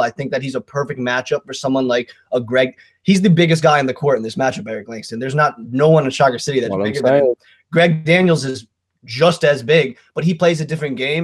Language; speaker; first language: English; native; English